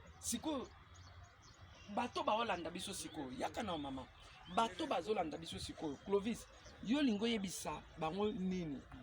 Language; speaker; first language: Lingala; native; Lingala